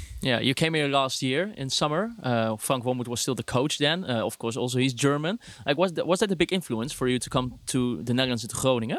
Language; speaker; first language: English; non-native, fluent; Dutch